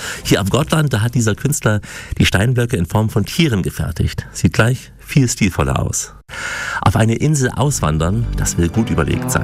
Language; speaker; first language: German; native; German